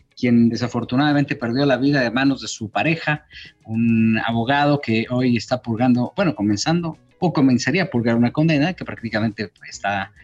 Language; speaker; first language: Spanish; native; Spanish